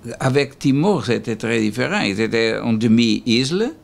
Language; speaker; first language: French; non-native, learner; Portuguese